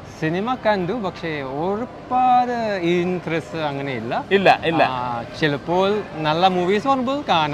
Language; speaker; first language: Malayalam; non-native, learner; Chinese